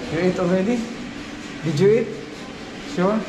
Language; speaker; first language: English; non-native, local second language; Filipino